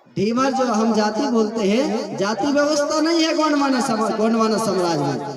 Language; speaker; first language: Hindi; native; Hindi